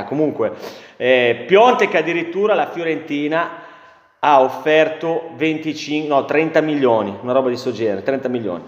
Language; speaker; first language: Italian; native; Italian